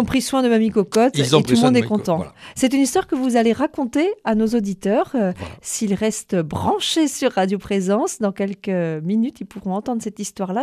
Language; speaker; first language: French; native; French